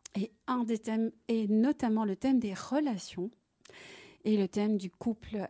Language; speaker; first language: French; native; French